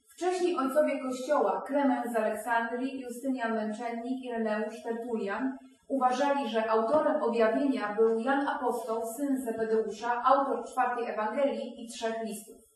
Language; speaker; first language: Polish; native; Polish